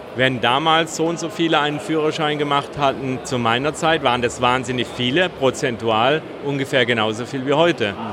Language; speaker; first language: German; native; German